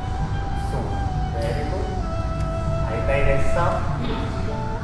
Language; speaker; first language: Vietnamese; non-native, learner; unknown